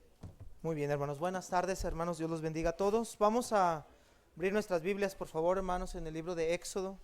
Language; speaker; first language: Spanish; native; Spanish